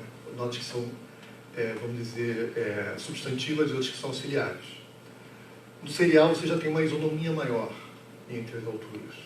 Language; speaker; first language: Portuguese; native; Portuguese